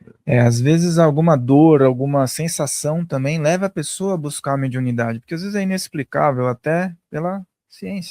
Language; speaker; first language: Portuguese; native; Portuguese